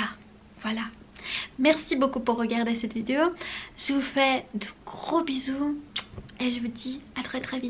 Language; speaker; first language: French; non-native, fluent; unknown